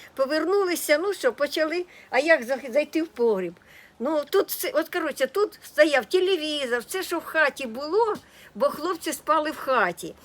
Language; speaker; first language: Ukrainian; native; Ukrainian